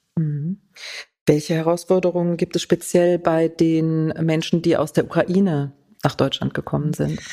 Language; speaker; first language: German; native; German